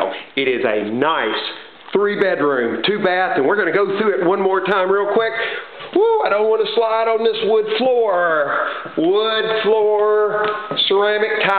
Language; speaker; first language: English; native; English